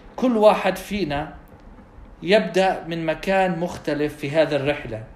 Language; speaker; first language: Arabic; non-native, fluent; English